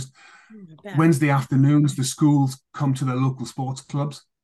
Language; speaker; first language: English; native; English